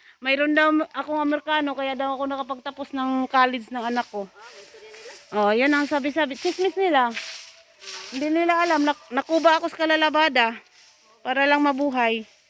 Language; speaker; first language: Filipino; non-native, local second language; Cebuano